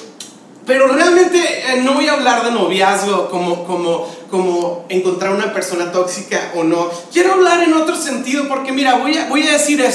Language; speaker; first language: Spanish; native; Spanish